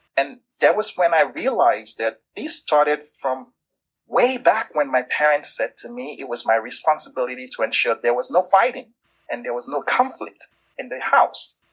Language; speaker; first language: English; non-native, local second language; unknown